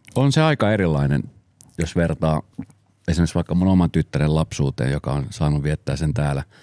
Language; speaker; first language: Finnish; early bilingual, other home language; Spanish